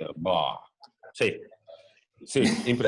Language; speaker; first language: Spanish; non-native, fluent; Croatian